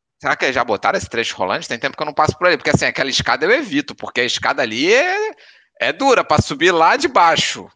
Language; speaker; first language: Portuguese; native; Portuguese